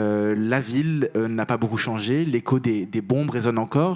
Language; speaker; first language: French; native; French